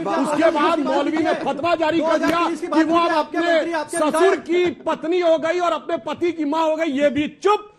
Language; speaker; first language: Hindi; native; Hindi